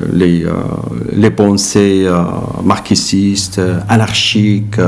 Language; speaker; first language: French; non-native, learner; Arabic